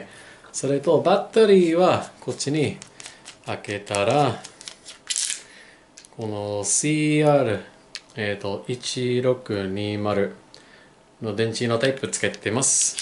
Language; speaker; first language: Japanese; non-native, learner; English